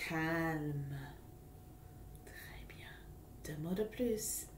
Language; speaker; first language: French; non-native, fluent; English